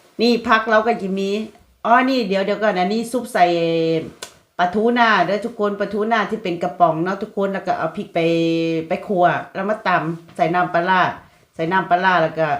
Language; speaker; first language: Thai; non-native, local second language; Lao